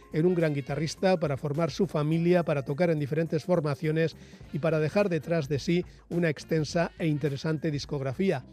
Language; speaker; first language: Spanish; native; Spanish